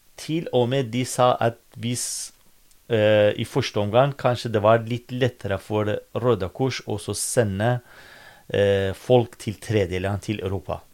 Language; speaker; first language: Norwegian; non-native, fluent; Kurdish